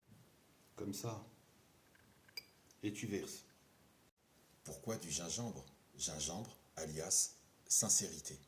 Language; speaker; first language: French; native; French